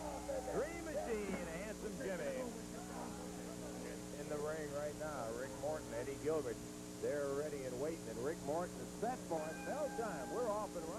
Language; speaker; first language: English; native; English